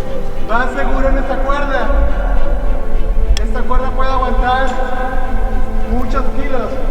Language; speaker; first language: Spanish; native; Spanish